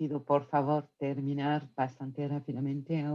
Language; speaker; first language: Spanish; non-native, fluent; French